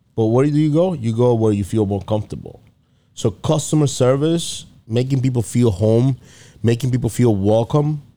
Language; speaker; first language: English; non-native, fluent; Spanish